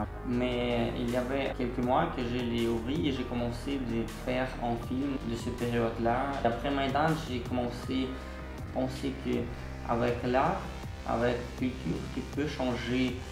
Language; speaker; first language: French; non-native, learner; Ukrainian